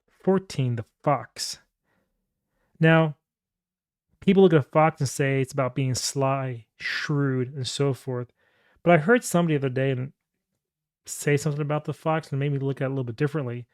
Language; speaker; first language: English; native; English